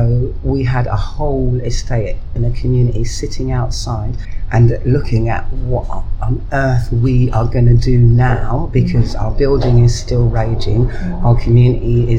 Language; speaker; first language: English; native; English